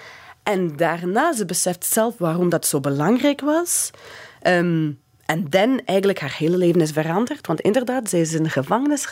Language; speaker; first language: Dutch; non-native, fluent; English